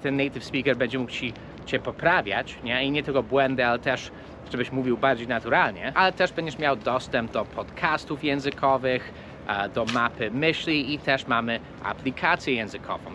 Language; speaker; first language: Polish; non-native, fluent; English